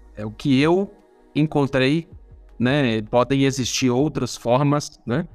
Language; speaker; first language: Portuguese; non-native, fluent; German